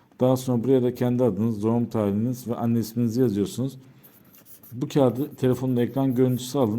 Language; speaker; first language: Turkish; native; Turkish